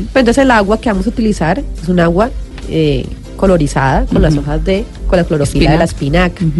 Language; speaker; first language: Spanish; native; Spanish